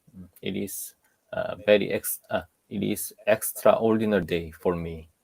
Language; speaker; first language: English; non-native, learner; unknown